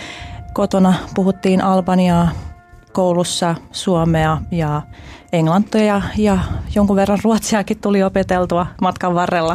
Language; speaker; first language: Finnish; early bilingual, other home language; Albanian